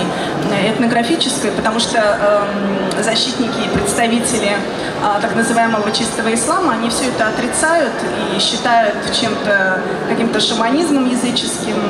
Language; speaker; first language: Russian; native; Russian